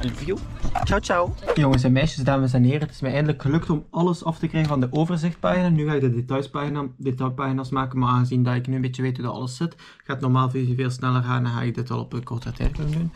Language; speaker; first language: Dutch; native; Dutch